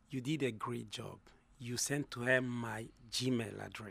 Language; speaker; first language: English; non-native, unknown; Lingala